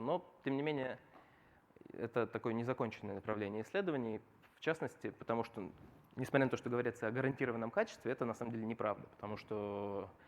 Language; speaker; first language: Russian; native; Russian